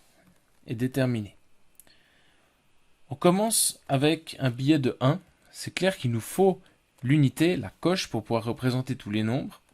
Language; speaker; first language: French; native; French